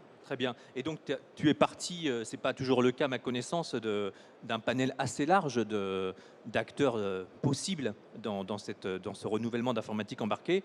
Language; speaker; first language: French; native; French